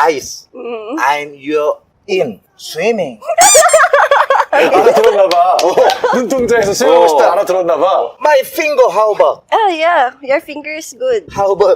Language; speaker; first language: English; non-native, learner; Korean